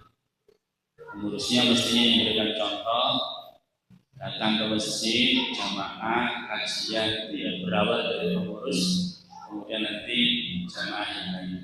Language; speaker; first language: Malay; non-native, local second language; Javanese